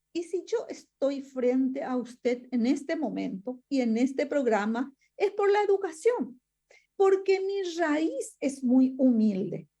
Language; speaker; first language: Spanish; non-native, local second language; Guarani